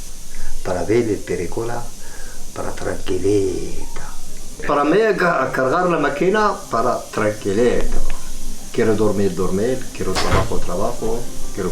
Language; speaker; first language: Spanish; non-native, learner; Arabic